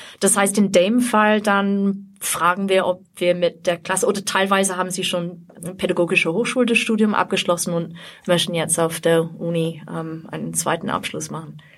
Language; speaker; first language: German; non-native, fluent; English